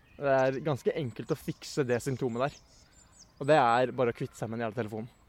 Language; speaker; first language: Norwegian; native; Norwegian